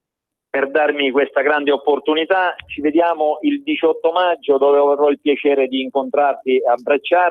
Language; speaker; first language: Italian; native; Italian